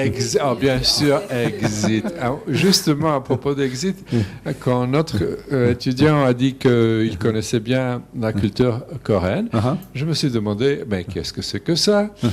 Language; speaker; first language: French; non-native, fluent; Serbian